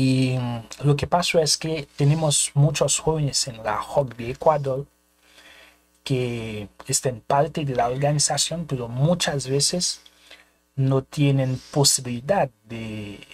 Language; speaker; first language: Spanish; non-native, fluent; Haitian Creole